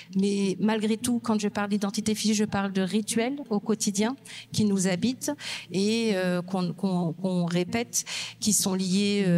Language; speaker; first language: French; non-native, local second language; Berber languages